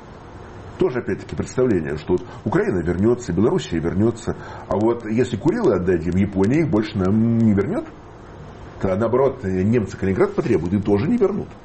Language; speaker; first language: Russian; native; Russian